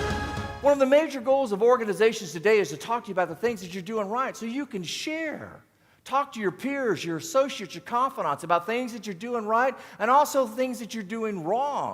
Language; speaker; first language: English; native; English